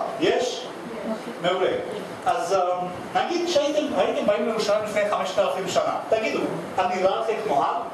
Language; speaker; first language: Hebrew; non-native, fluent; Russian